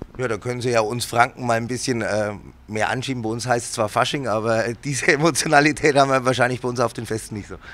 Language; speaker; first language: German; native; German